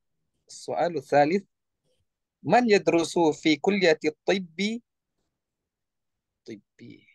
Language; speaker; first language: Arabic; non-native, learner; Indonesian